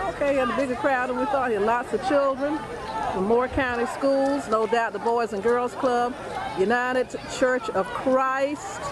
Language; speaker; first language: English; native; English